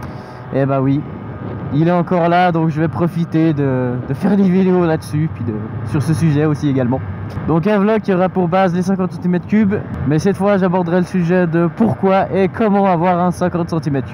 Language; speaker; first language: French; native; French